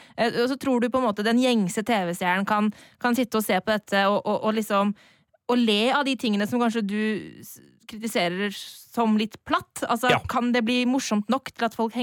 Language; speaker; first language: Norwegian; native; Norwegian